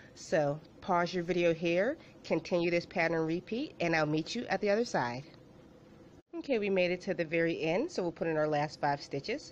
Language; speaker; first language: English; native; English